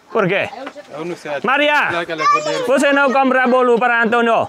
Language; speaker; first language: Portuguese; non-native, learner; Vietnamese